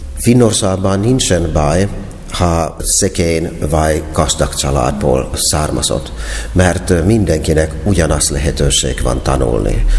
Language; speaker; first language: Hungarian; non-native, fluent; Finnish